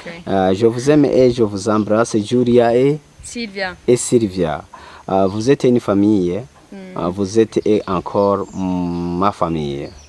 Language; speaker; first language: French; non-native, local second language; Rundi